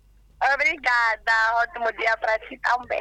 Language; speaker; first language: Portuguese; non-native, local second language; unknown